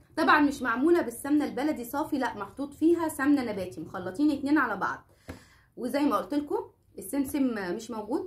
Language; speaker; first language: Arabic; native; Arabic